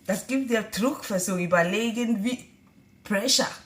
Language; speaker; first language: German; non-native, learner; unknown